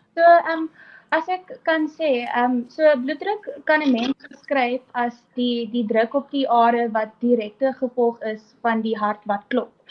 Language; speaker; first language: Afrikaans; non-native, local second language; English